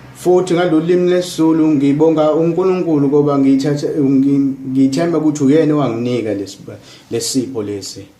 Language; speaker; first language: Zulu; non-native, local second language; English